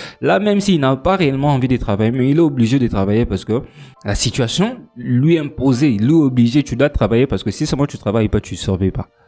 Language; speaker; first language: French; non-native, local second language; Lingala